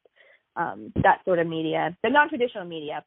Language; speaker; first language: English; native; English